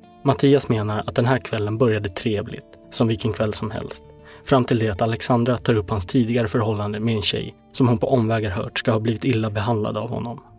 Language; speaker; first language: Swedish; native; Swedish